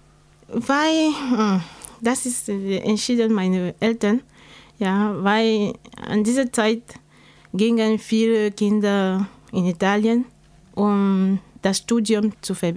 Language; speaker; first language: German; non-native, learner; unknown